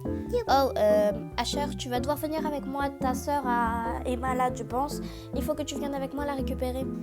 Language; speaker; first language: French; native; French